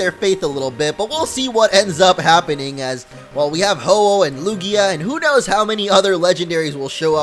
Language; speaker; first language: English; native; English